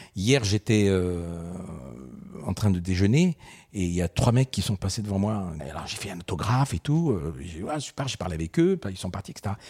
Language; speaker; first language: French; early bilingual, other home language; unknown